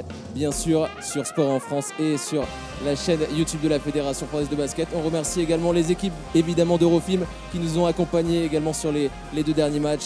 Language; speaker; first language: French; native; French